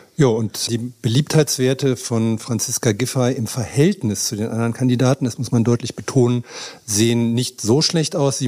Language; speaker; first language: German; native; German